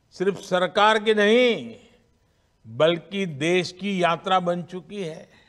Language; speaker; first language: Hindi; non-native, local second language; Gujarati